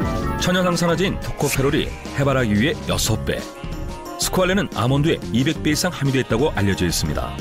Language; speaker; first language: Korean; native; Korean